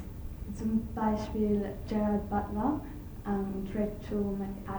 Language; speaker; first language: German; non-native, learner; English